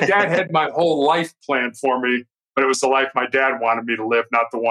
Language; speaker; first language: English; native; English